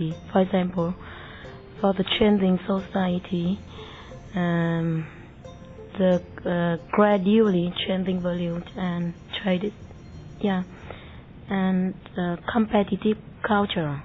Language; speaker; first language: English; non-native, learner; Vietnamese